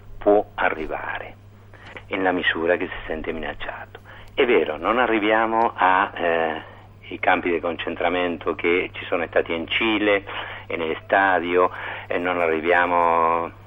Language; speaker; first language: Italian; non-native, fluent; Spanish